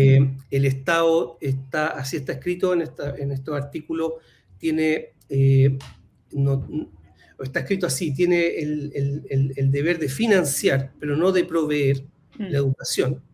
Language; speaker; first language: Spanish; native; Spanish